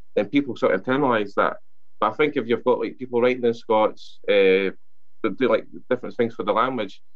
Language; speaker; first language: English; non-native, local second language; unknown